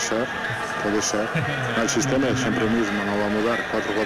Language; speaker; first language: Portuguese; non-native, fluent; Italian